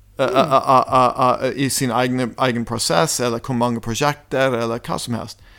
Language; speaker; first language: Norwegian; non-native, fluent; English